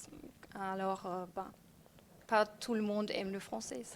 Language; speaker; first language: French; non-native, fluent; German